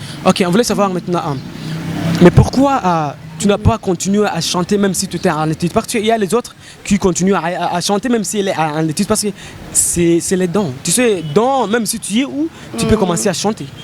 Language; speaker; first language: French; non-native, local second language; Rundi